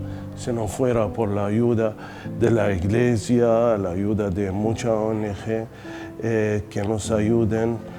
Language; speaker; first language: Spanish; non-native, fluent; Arabic